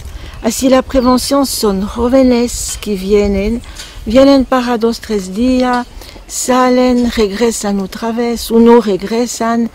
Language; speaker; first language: Spanish; non-native, fluent; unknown